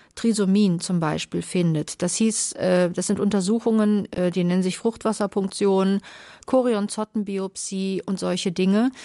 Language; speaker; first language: German; native; German